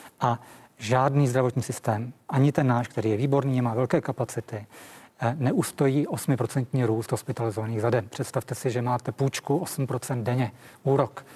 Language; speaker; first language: Czech; native; Czech